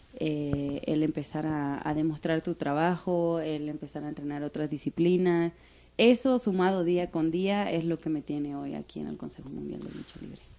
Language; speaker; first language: Spanish; native; Spanish